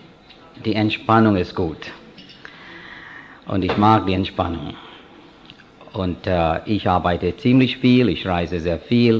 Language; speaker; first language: German; non-native, fluent; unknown